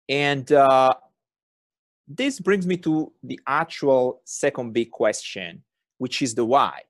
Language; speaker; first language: English; non-native, fluent; Italian